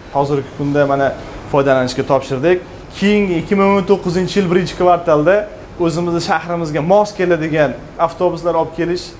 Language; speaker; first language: Uzbek; native; Uzbek